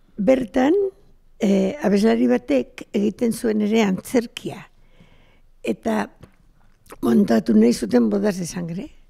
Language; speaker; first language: Basque; non-native, local second language; Spanish